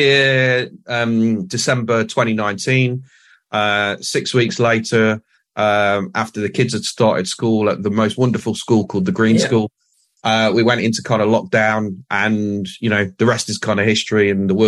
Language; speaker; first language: English; native; English